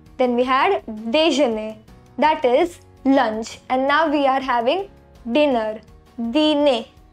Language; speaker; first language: English; non-native, local second language; Hindi